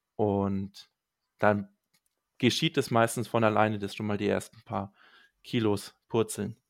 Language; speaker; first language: German; native; German